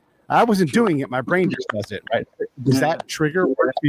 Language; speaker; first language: English; native; English